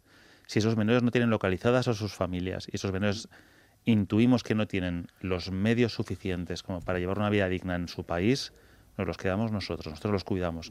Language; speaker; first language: Spanish; native; Spanish